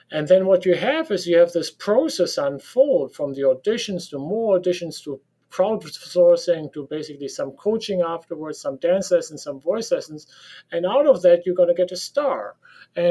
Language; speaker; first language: English; non-native, fluent; German